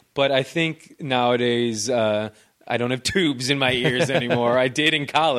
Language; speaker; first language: English; native; English